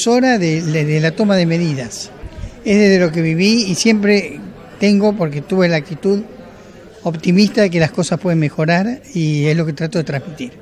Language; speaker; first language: Spanish; native; Spanish